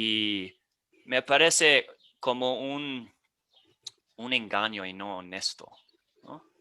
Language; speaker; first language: Spanish; non-native, fluent; English